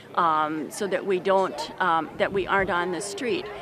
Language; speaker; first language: English; native; English